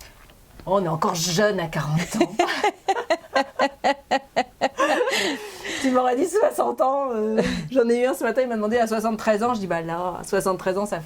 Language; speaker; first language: French; native; French